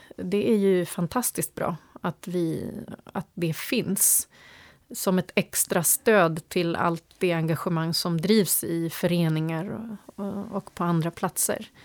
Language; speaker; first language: Swedish; early bilingual, other home language; Turoyo